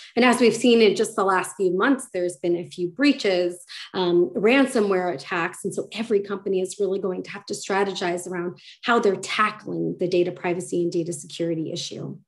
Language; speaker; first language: English; native; English